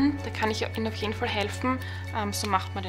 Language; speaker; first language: German; native; German